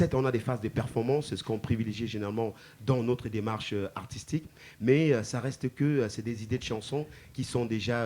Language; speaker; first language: French; native; French